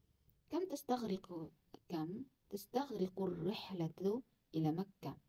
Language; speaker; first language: Arabic; non-native, learner; Kazakh